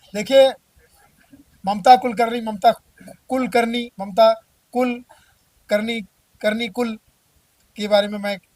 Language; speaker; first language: Hindi; native; Hindi